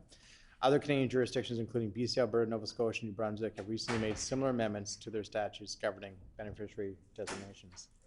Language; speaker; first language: English; native; English